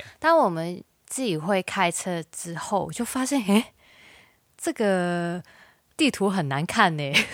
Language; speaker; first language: Chinese; non-native, local second language; Cantonese